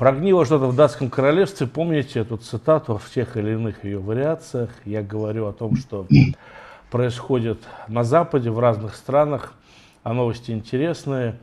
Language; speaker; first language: Russian; native; Russian